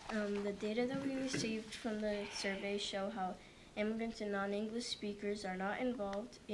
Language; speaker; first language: English; early bilingual, other home language; Portuguese